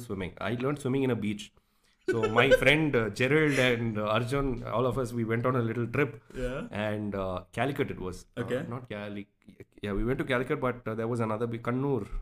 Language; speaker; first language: English; non-native, local second language; Tamil